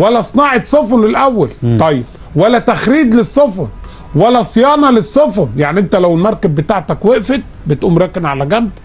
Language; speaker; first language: Arabic; native; Arabic